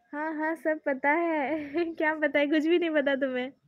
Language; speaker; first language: Hindi; non-native, local second language; Bangla